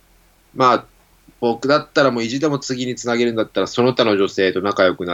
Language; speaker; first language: Japanese; native; Japanese